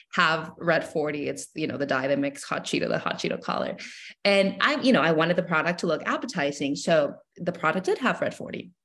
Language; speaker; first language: English; non-native, fluent; Spanish